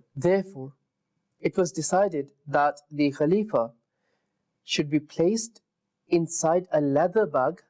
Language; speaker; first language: English; non-native, local second language; Urdu